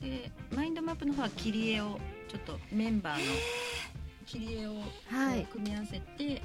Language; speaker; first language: Japanese; native; Japanese